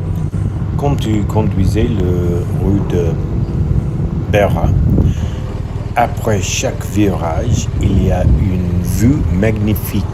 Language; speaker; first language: French; non-native, learner; English